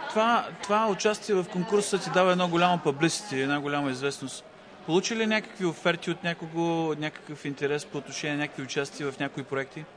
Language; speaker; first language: Bulgarian; native; Bulgarian